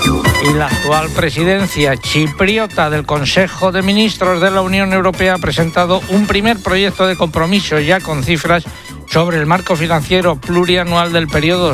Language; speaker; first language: Spanish; native; Spanish